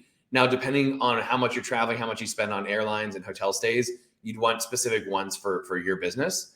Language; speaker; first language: English; native; English